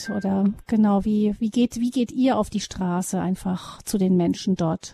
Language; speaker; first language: German; native; German